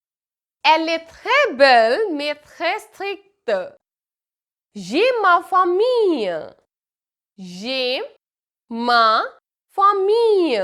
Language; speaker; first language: French; non-native, fluent; Hindi